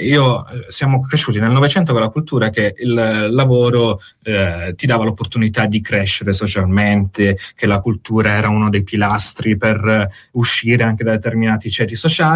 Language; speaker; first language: Italian; native; Italian